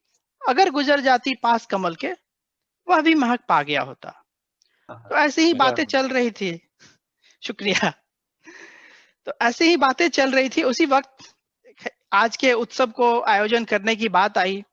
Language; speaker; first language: Hindi; native; Hindi